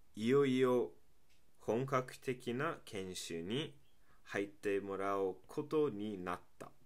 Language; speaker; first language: Japanese; non-native, fluent; English